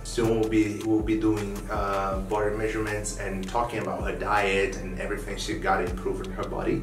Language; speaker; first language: English; non-native, fluent; Portuguese